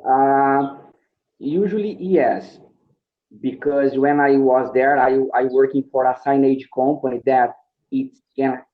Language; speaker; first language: English; non-native, learner; Portuguese